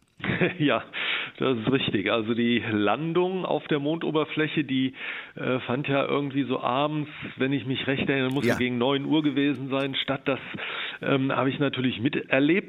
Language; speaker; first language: German; native; German